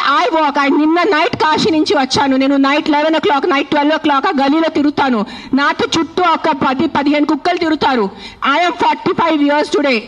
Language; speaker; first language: Telugu; non-native, fluent; Marathi